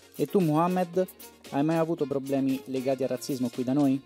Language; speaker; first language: Italian; native; Italian